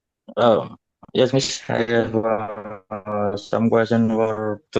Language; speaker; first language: English; non-native, learner; Indonesian